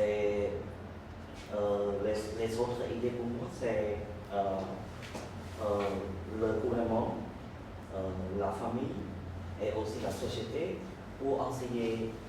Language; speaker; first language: French; non-native, learner; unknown